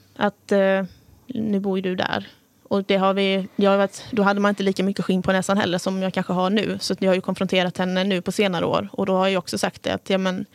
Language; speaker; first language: Swedish; native; Swedish